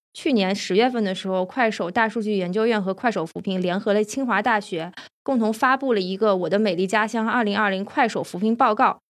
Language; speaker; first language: Chinese; native; Chinese